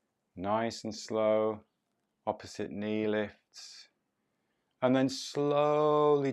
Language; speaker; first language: English; native; English